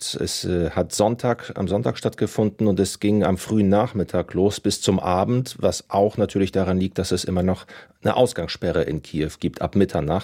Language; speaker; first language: German; native; German